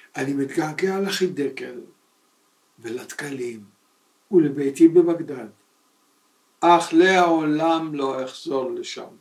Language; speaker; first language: Hebrew; early bilingual, other home language; Arabic